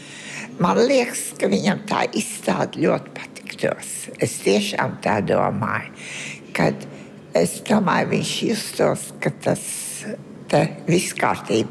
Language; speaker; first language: Latvian; early bilingual, heritage; Latvian